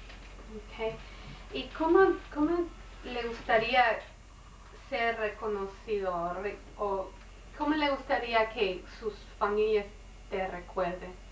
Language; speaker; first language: Spanish; non-native, learner; English